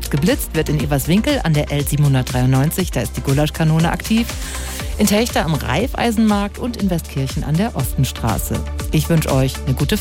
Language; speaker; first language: German; native; German